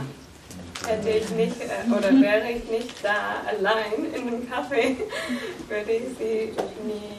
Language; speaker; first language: German; non-native, learner; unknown